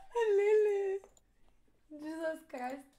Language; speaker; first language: English; non-native, fluent; Bulgarian